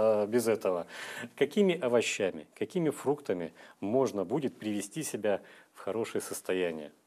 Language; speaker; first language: Russian; native; Russian